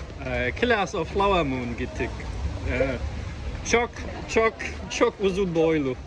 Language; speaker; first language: Turkish; non-native, learner; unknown